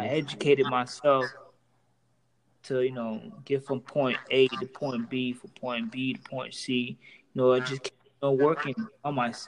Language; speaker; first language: English; native; English